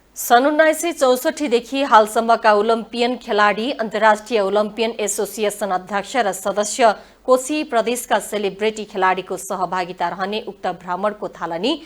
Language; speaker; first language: Nepali; native; Nepali